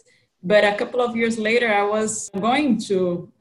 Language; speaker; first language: English; non-native, fluent; Portuguese